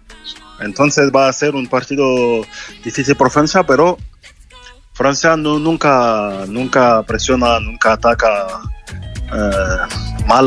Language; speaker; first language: Spanish; non-native, fluent; French